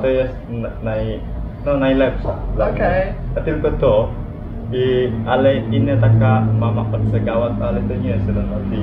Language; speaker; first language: Polish; non-native, learner; Balinese